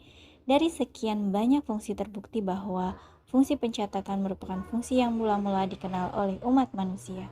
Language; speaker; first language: Indonesian; native; Indonesian